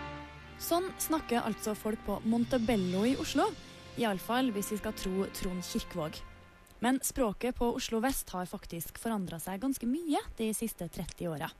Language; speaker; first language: Norwegian; native; Norwegian